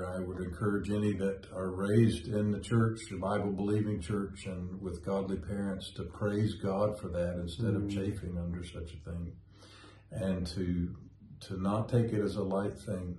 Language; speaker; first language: English; native; English